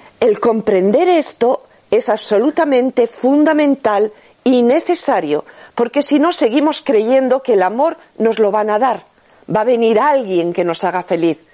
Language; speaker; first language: Spanish; native; Spanish